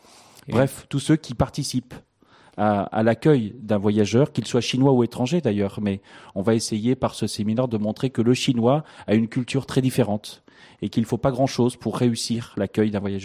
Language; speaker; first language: French; native; French